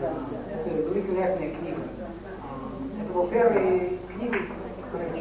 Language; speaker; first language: Russian; non-native, fluent; English